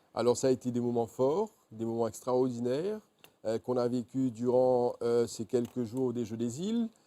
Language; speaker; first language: French; non-native, local second language; Morisyen